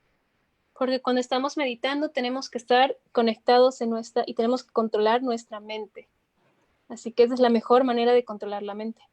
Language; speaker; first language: Spanish; native; Spanish